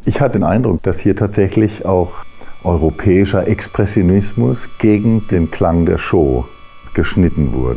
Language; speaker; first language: German; native; German